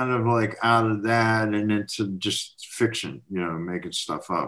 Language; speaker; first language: English; native; English